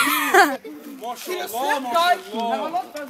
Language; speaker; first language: Danish; early bilingual, other home language; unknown